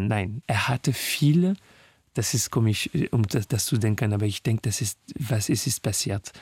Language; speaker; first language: German; non-native, learner; French